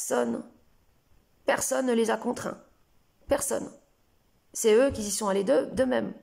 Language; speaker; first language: French; native; French